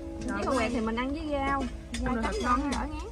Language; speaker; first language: Vietnamese; native; Vietnamese